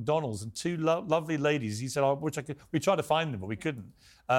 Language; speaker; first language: English; native; English